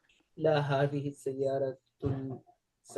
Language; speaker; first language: Arabic; non-native, learner; English